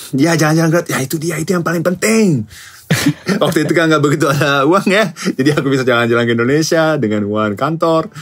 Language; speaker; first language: Indonesian; non-native, fluent; Japanese